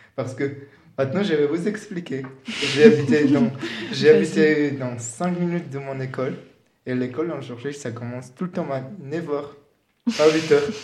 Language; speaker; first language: French; non-native, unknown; Georgian